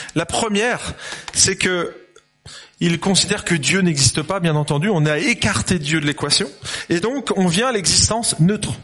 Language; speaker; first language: French; native; French